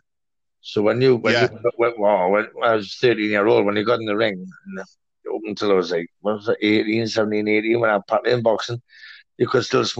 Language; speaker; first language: English; native; English